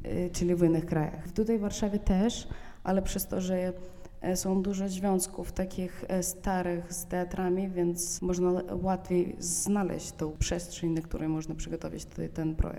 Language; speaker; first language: Polish; non-native, fluent; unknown